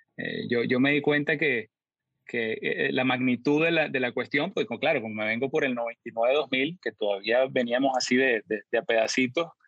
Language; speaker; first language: Spanish; native; Spanish